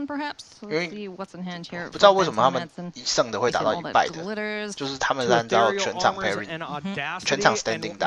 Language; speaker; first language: Chinese; native; Chinese